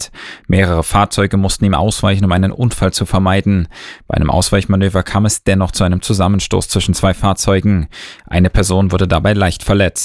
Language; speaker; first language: German; native; German